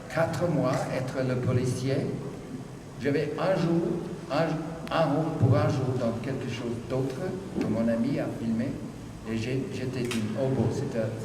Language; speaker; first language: French; non-native, fluent; English